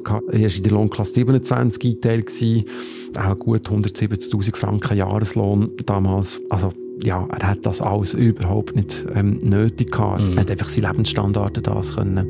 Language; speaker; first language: German; native; German